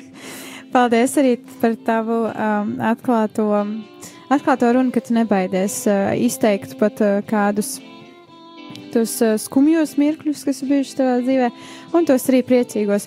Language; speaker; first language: Latvian; native; Latvian